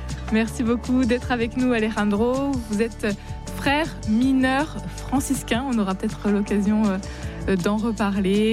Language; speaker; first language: French; native; French